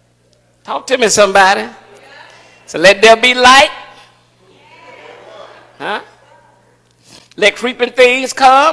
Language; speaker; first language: English; native; English